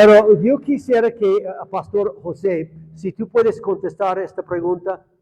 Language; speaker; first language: Spanish; non-native, fluent; English